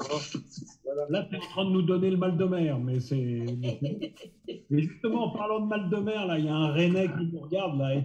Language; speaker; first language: French; native; French